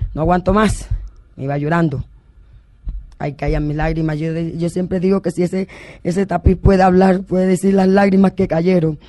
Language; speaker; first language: Spanish; native; Spanish